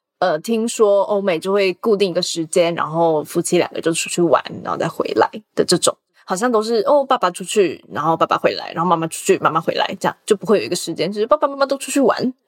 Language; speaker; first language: Chinese; native; Chinese